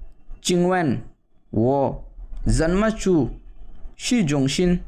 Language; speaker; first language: Chinese; non-native, learner; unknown